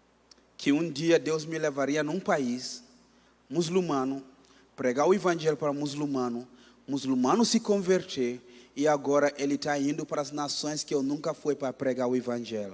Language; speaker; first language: Portuguese; non-native, fluent; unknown